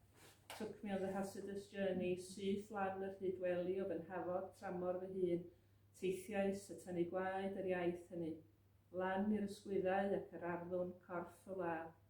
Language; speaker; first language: Welsh; native; Welsh